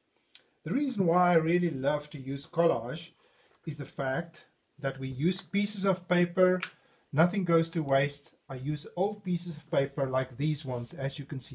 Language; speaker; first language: English; non-native, fluent; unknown